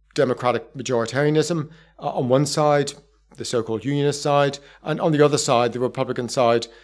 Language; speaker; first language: English; native; English